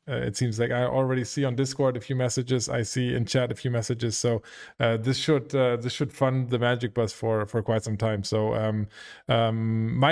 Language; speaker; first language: English; non-native, fluent; German